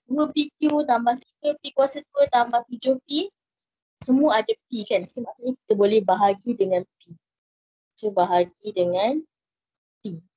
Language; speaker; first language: Malay; native; Malay